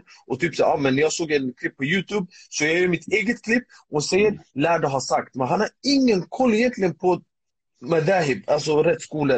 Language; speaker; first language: Swedish; early bilingual, other home language; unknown